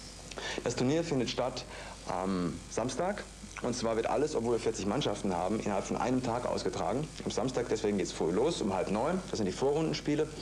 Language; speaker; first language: German; native; German